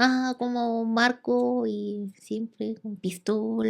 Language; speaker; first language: Spanish; non-native, learner; Korean